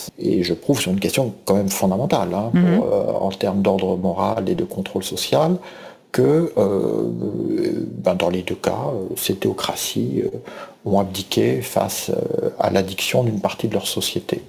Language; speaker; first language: French; native; French